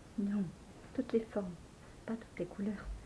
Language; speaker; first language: French; native; French